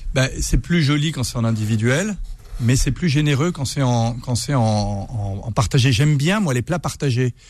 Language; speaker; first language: French; native; French